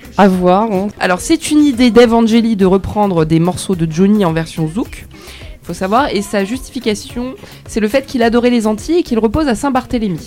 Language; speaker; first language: French; native; French